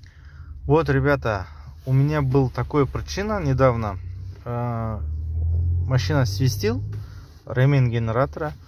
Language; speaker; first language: Russian; non-native, local second language; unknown